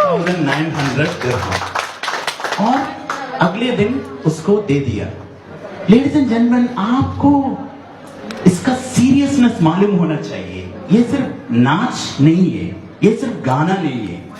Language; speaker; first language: Hindi; non-native, fluent; Bangla